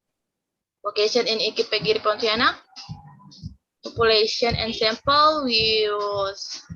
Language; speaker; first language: English; non-native, learner; Indonesian